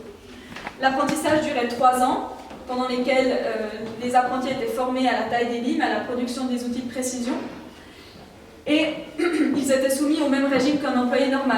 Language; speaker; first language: French; native; French